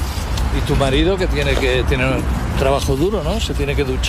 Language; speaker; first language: Spanish; native; Spanish